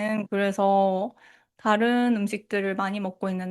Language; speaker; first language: Korean; non-native, fluent; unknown